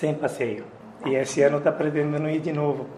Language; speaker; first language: Portuguese; non-native, fluent; Japanese